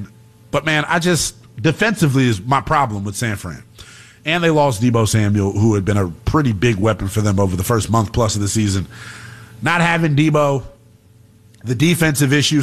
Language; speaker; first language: English; native; English